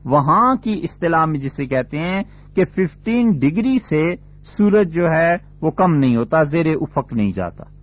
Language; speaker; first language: Urdu; non-native, local second language; Punjabi